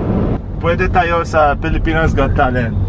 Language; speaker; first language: Filipino; non-native, learner; Arabic